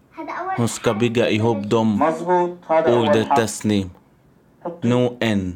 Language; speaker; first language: Swedish; non-native, learner; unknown